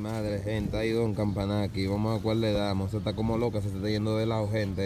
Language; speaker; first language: Spanish; native; Spanish